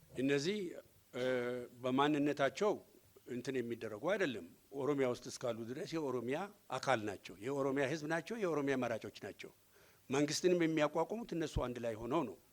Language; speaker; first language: Amharic; non-native, local second language; Oromo